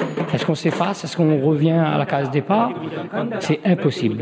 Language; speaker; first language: French; non-native, local second language; Réunion Creole French